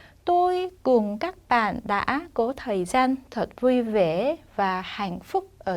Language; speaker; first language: Vietnamese; non-native, fluent; Korean